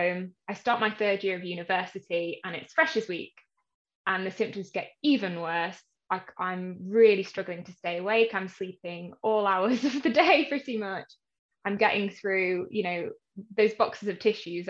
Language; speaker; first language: English; native; English